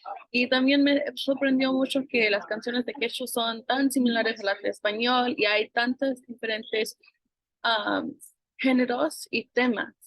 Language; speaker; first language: Spanish; non-native, fluent; English